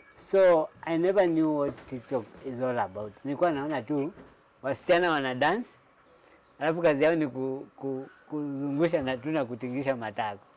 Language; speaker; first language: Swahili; non-native, local second language; Kamba